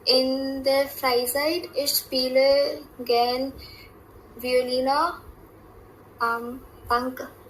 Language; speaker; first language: German; non-native, learner; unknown